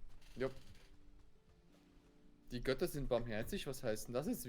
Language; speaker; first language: German; native; German